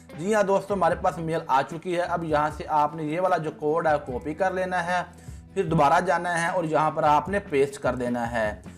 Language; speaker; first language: Urdu; non-native, local second language; Punjabi